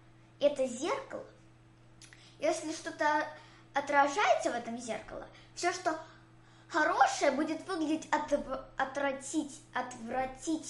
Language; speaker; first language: Russian; early bilingual, heritage; Russian